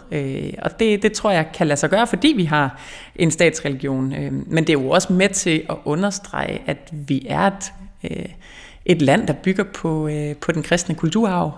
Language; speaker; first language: Danish; native; Danish